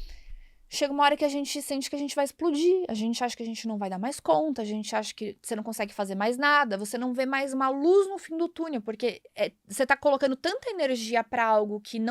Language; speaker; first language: Portuguese; native; Portuguese